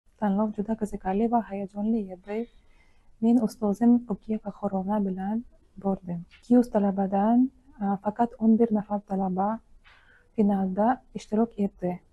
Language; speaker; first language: Uzbek; non-native, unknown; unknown